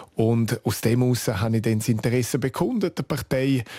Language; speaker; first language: German; non-native, fluent; Romansh